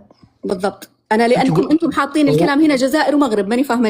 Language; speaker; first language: Arabic; native; Arabic